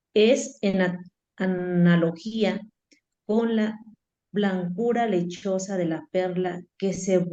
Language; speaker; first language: Spanish; native; Spanish